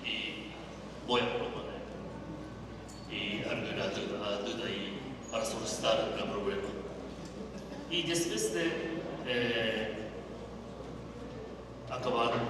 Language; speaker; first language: Spanish; non-native, learner; Japanese